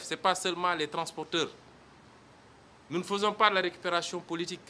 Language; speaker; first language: French; non-native, local second language; Wolof